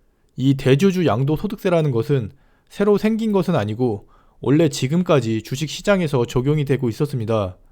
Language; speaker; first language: Korean; native; Korean